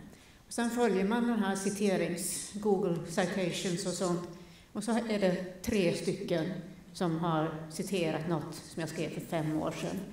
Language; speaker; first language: Swedish; native; Swedish